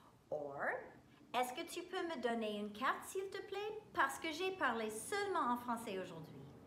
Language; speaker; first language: French; non-native, fluent; English